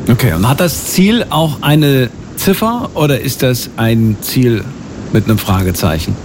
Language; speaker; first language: German; native; German